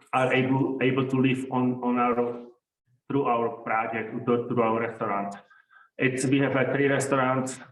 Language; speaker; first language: English; non-native, fluent; Czech